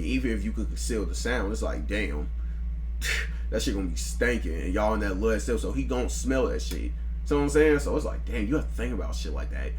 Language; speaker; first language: English; native; English